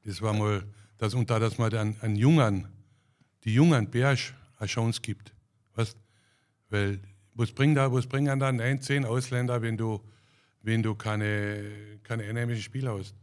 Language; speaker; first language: German; native; German